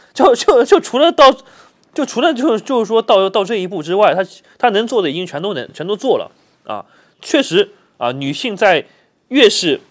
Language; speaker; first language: Chinese; native; Chinese